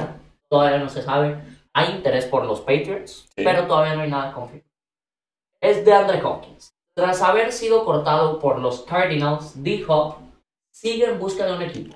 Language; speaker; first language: Spanish; native; Spanish